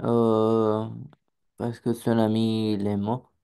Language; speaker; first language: French; non-native, learner; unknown